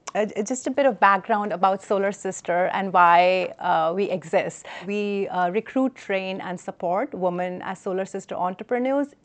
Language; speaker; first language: English; non-native, local second language; Hindi